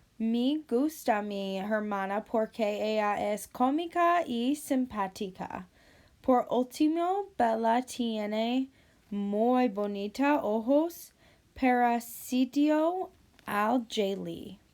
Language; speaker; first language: Spanish; non-native, learner; English